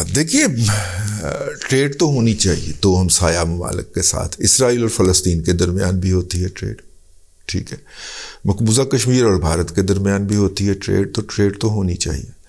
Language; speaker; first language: Urdu; native; Urdu